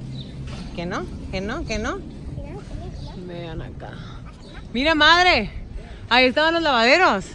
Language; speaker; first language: Spanish; native; Spanish